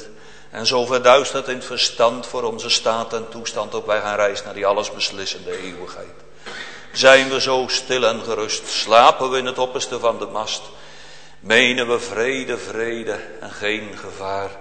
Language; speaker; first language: Dutch; native; Dutch